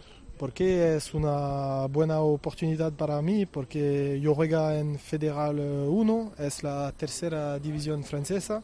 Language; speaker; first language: Spanish; non-native, learner; French